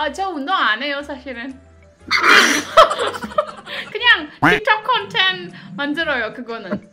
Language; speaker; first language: Korean; non-native, learner; Indonesian